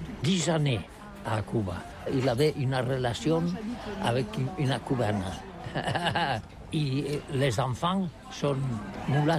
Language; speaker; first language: French; non-native, learner; Catalan